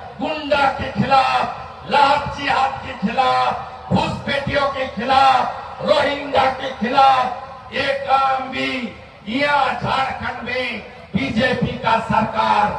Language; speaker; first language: Hindi; non-native, local second language; Bangla